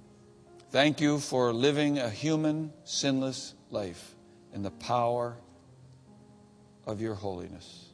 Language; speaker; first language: English; native; English